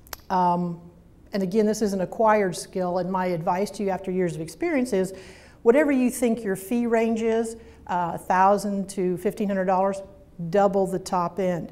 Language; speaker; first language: English; native; English